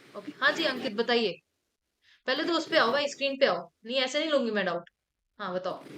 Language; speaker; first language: Hindi; native; Hindi